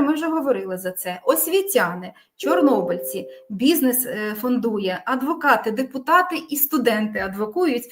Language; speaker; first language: Ukrainian; native; Ukrainian